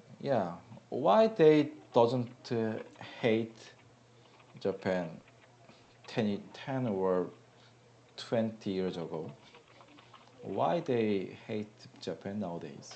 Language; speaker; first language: English; non-native, learner; Korean